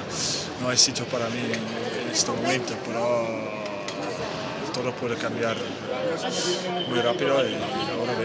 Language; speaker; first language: Spanish; non-native, fluent; Dutch